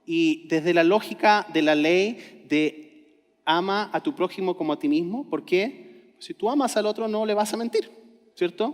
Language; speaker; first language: Spanish; native; Spanish